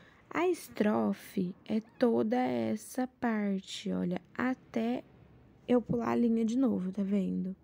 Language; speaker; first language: Portuguese; native; Portuguese